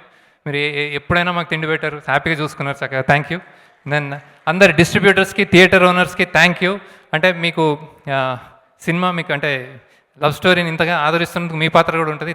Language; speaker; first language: Telugu; native; Telugu